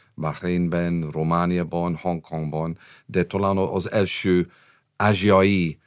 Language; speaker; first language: Hungarian; non-native, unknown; English